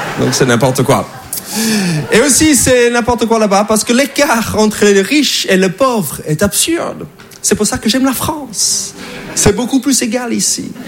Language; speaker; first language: French; non-native, fluent; English